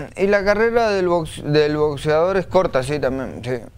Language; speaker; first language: Spanish; native; Spanish